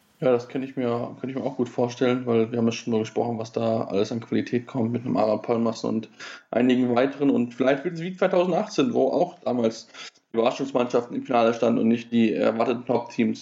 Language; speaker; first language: German; native; German